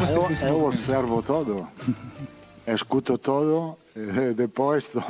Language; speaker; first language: Portuguese; non-native, learner; Italian